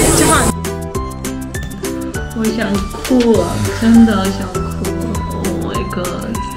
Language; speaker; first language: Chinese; non-native, learner; Armenian